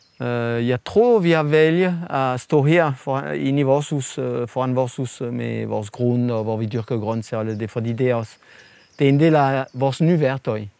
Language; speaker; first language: Danish; non-native, fluent; French